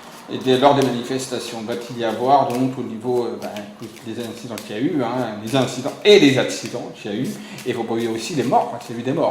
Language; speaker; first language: French; native; French